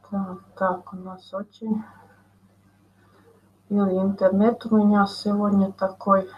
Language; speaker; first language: Russian; non-native, local second language; Latvian